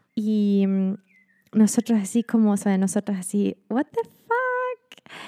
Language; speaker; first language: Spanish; non-native, fluent; German